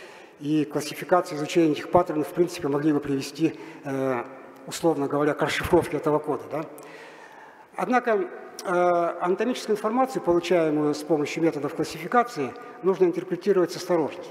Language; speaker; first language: Russian; native; Russian